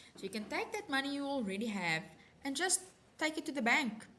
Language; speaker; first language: English; non-native, local second language; Afrikaans